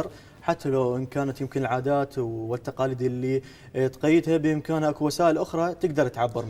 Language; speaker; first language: Arabic; native; Arabic